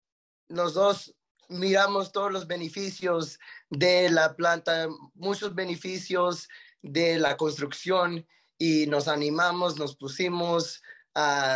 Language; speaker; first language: Spanish; early bilingual, heritage; Spanish